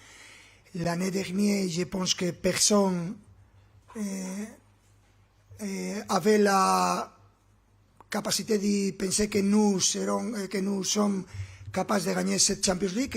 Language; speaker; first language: French; non-native, fluent; Spanish